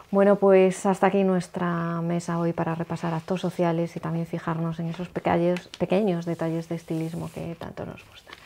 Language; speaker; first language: Spanish; native; Spanish